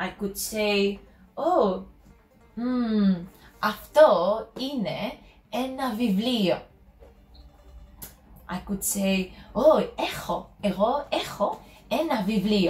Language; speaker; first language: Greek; non-native, learner; English